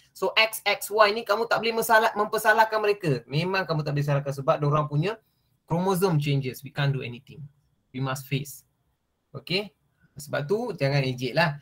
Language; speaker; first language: Malay; non-native, local second language; Tamil